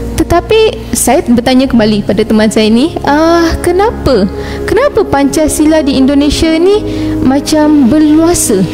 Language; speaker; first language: Malay; non-native, local second language; Tamil